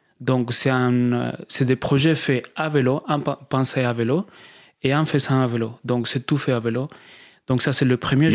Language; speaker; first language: French; non-native, fluent; Spanish